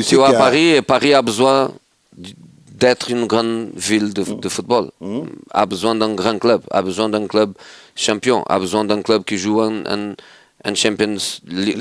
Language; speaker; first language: French; non-native, fluent; Portuguese